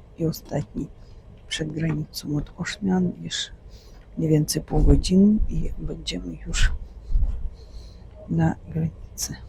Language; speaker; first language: Polish; non-native, fluent; Russian